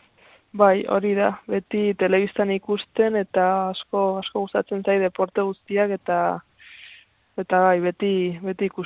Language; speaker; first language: Basque; non-native, local second language; Spanish